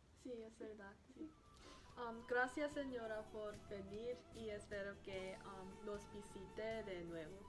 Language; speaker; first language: Spanish; non-native, learner; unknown